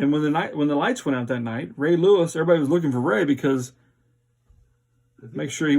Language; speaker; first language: English; native; English